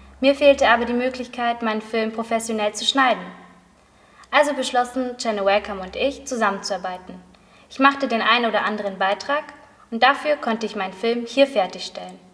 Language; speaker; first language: German; native; German